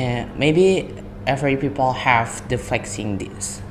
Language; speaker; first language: English; non-native, learner; Indonesian